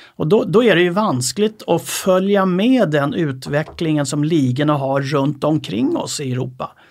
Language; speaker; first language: Swedish; native; Swedish